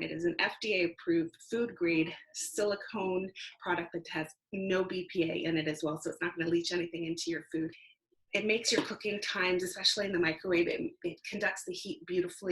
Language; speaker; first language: English; native; English